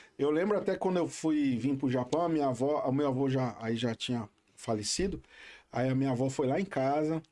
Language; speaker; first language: Portuguese; native; Portuguese